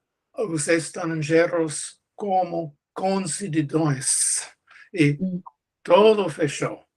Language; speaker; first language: Portuguese; non-native, learner; English